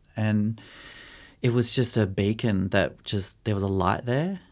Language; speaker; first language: English; native; English